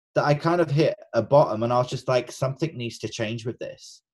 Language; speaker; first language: English; native; English